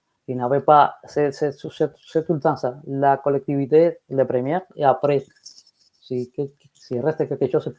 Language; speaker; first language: French; non-native, fluent; Spanish